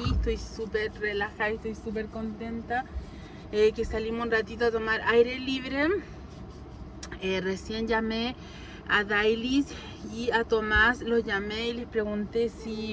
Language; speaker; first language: Spanish; native; Spanish